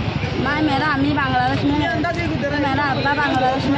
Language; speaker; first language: Hindi; non-native, learner; Rohingya